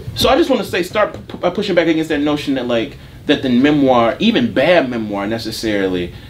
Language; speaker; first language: English; native; English